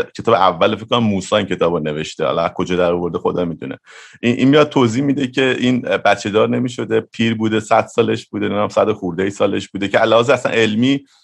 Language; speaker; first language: Persian; native; Persian